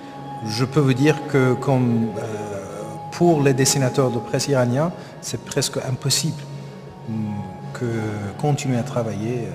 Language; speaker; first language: French; non-native, learner; Persian